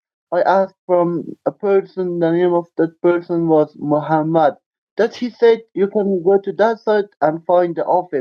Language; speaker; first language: English; non-native, learner; Persian